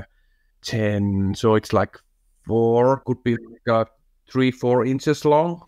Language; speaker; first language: English; non-native, fluent; Finnish